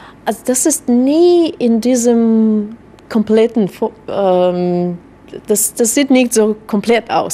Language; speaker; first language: German; non-native, fluent; Russian